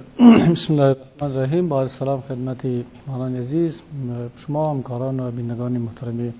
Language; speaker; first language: Persian; native; Persian